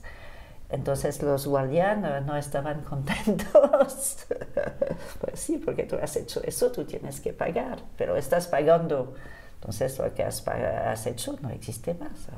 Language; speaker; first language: Spanish; non-native, fluent; French